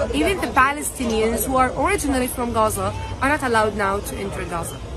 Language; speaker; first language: English; non-native, fluent; Arabic